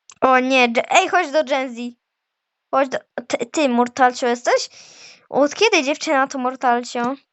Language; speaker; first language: Polish; native; Polish